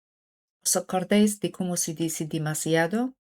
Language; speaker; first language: Spanish; non-native, fluent; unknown